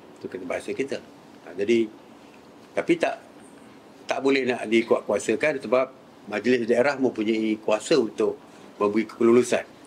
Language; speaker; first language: Malay; native; Malay